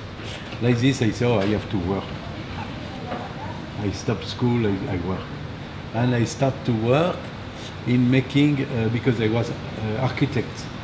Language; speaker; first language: English; non-native, learner; French